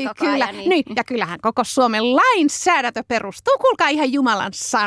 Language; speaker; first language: Finnish; native; Finnish